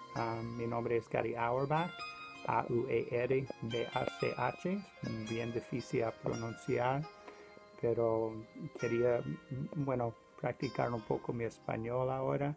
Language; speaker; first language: Spanish; non-native, learner; English